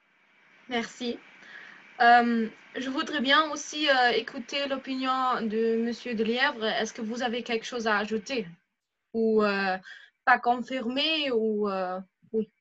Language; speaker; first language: French; non-native, fluent; German